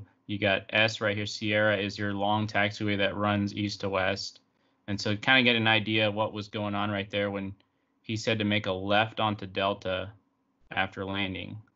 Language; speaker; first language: English; native; English